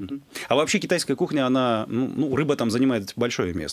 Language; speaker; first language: Russian; native; Russian